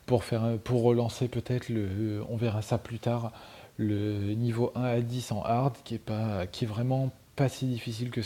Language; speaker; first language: French; native; French